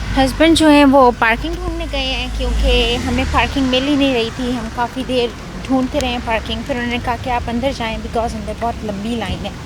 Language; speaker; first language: Urdu; native; Urdu